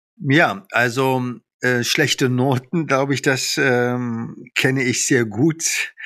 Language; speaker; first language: German; early bilingual, other home language; Arabic